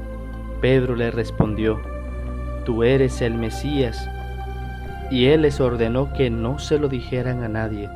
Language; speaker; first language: Spanish; native; Spanish